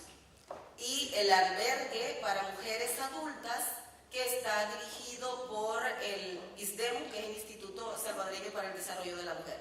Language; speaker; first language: Spanish; native; Spanish